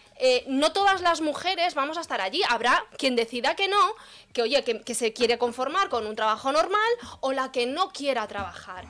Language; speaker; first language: Spanish; early bilingual, other home language; Arabic